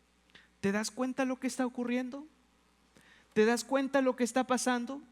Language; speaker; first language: Spanish; native; Spanish